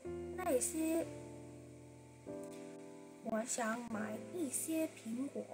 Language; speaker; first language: Chinese; non-native, learner; English